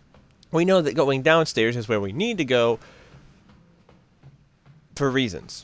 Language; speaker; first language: English; native; English